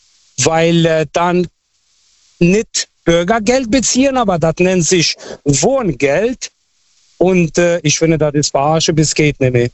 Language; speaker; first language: German; non-native, fluent; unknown